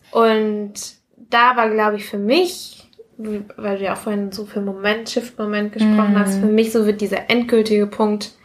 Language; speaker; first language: German; early bilingual, other home language; Spanish